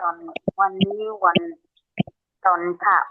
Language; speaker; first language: Thai; non-native, learner; Burmese